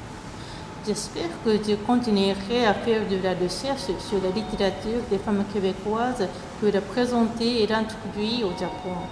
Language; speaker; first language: French; non-native, fluent; Japanese